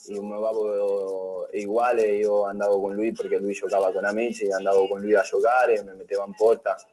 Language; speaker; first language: Italian; non-native, fluent; Spanish